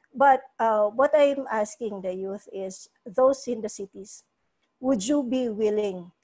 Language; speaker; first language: English; non-native, local second language; Cebuano